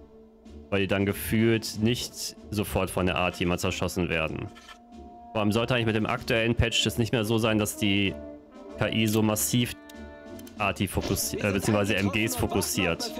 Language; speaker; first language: German; native; German